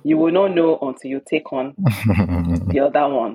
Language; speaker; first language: English; non-native, local second language; Yoruba